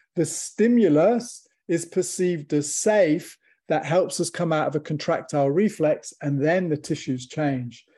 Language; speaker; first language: English; native; English